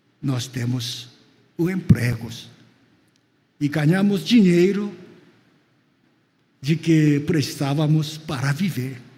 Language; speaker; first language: Portuguese; non-native, fluent; Korean